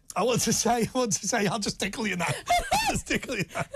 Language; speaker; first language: English; native; English